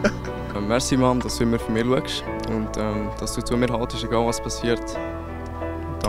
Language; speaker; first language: German; native; German